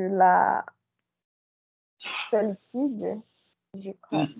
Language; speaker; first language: French; non-native, learner; Portuguese